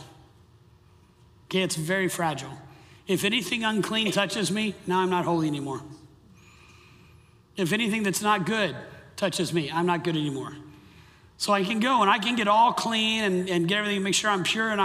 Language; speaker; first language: English; native; English